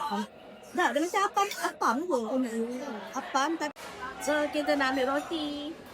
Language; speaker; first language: Malay; native; Malay